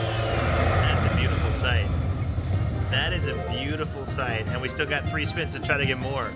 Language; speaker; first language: English; native; English